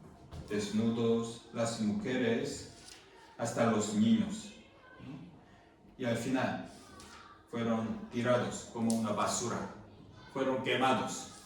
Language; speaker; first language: Spanish; non-native, fluent; Korean